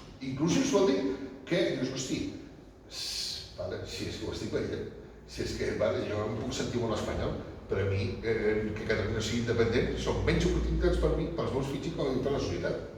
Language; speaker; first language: Catalan; non-native, local second language; Spanish